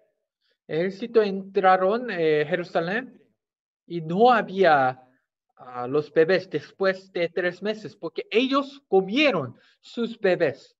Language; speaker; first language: Spanish; non-native, fluent; Korean